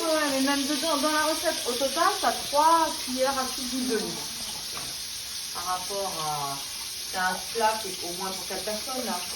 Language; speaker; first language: French; native; French